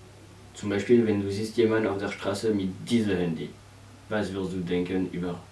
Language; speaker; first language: German; non-native, learner; French